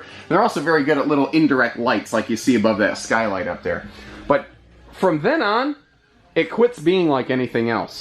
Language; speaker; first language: English; native; English